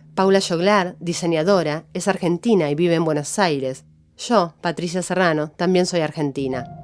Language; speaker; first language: Spanish; native; Spanish